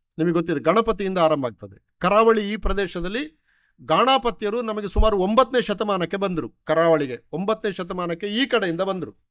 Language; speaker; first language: Kannada; non-native, local second language; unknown